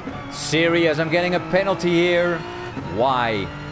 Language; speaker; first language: English; non-native, fluent; Dutch